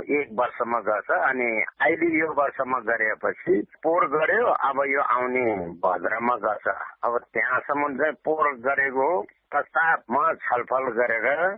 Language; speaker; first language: Nepali; non-native, local second language; Gurung